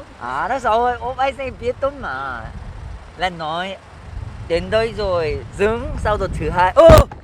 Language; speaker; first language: Vietnamese; non-native, learner; Korean